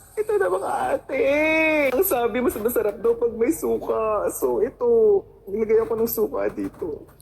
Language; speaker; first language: Filipino; native; Filipino